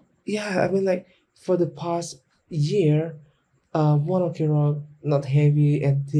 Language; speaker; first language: English; non-native, learner; Indonesian